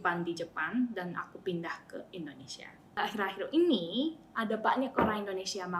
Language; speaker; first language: Indonesian; non-native, fluent; Japanese